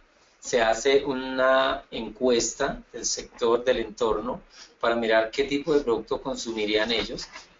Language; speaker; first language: Spanish; native; Spanish